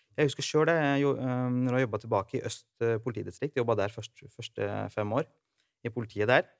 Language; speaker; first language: Norwegian; native; Norwegian